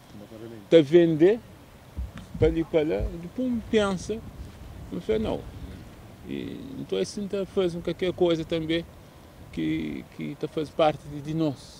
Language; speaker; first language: Portuguese; non-native, local second language; Kabuverdianu